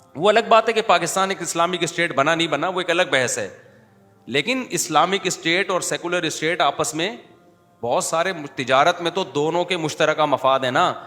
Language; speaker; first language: Urdu; native; Urdu